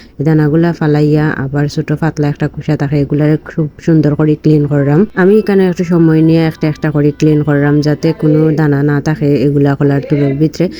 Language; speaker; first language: Bangla; native; Bangla